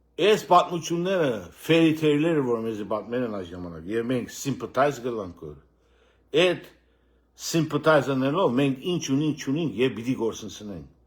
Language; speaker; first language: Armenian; early bilingual, heritage; Armenian